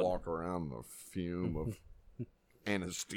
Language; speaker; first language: English; native; English